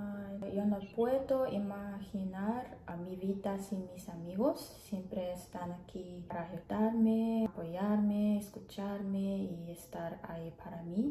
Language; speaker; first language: Spanish; non-native, learner; Mongolian